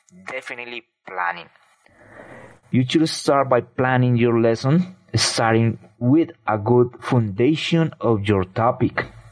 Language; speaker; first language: English; non-native, fluent; Spanish